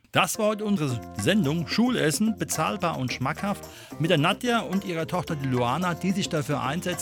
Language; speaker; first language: German; native; German